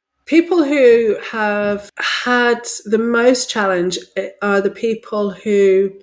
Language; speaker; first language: English; native; English